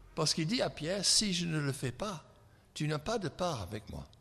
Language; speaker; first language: French; non-native, fluent; English